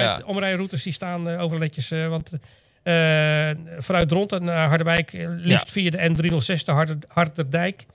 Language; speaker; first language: Dutch; native; Dutch